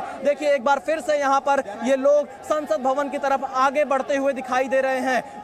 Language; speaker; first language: Hindi; native; Hindi